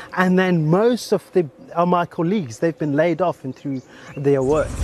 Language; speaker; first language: English; non-native, local second language; Xhosa